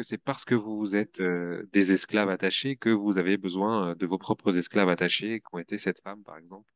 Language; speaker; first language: French; native; French